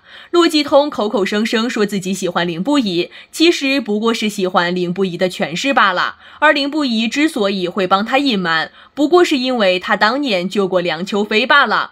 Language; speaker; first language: Chinese; native; Chinese